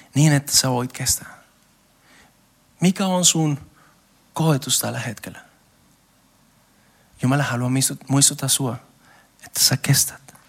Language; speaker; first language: Finnish; non-native, learner; Spanish